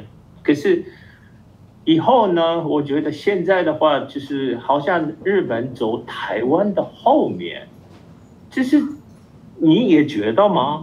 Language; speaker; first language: Chinese; non-native, fluent; Japanese